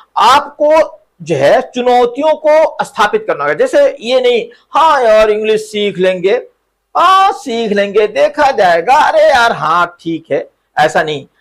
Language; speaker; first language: Hindi; native; Hindi